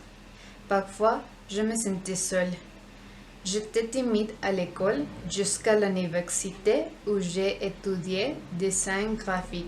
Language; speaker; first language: French; non-native, learner; Spanish